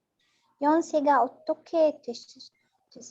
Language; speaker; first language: Korean; non-native, learner; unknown